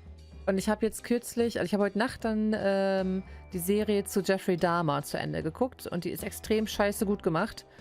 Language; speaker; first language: German; native; German